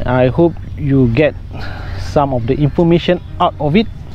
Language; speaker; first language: English; non-native, local second language; Malay